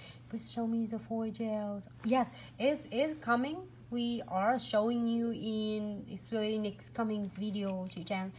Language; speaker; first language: English; non-native, fluent; Vietnamese